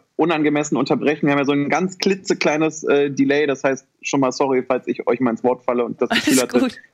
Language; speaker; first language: German; native; German